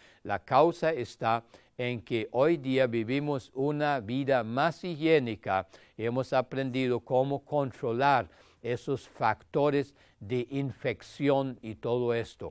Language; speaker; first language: Spanish; non-native, fluent; German